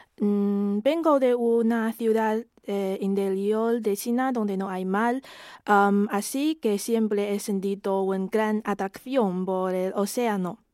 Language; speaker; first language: Spanish; non-native, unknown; Chinese